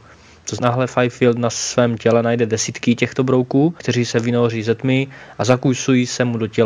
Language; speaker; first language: Czech; native; Czech